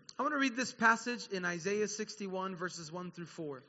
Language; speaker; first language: English; native; English